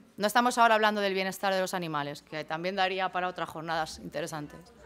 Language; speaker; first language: Spanish; native; Spanish